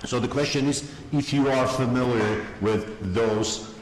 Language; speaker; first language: English; non-native, fluent; Georgian